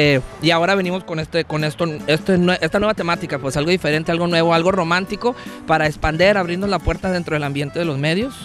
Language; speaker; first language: Spanish; native; Spanish